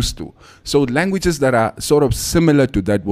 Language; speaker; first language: English; non-native, local second language; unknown